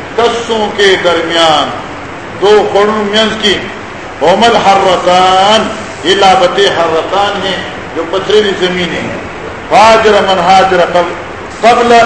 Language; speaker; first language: Urdu; non-native, local second language; Northern Hindko